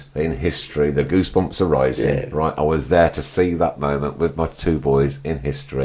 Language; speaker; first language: English; native; English